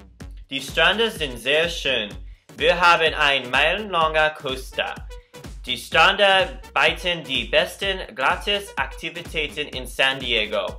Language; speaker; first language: German; non-native, learner; English